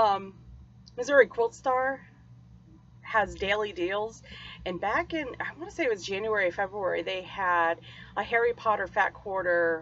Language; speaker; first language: English; native; English